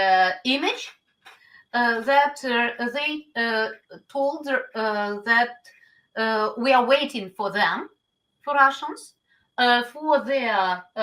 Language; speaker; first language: English; non-native, learner; Ukrainian